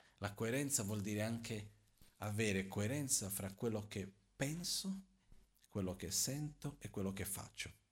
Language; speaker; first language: Italian; non-native, fluent; Portuguese